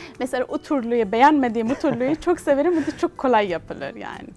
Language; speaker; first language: Turkish; non-native, fluent; Persian